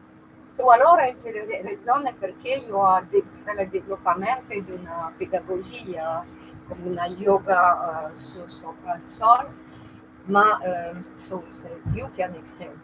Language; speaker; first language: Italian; non-native, learner; French